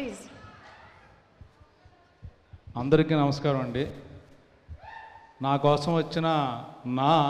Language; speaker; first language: Telugu; native; Telugu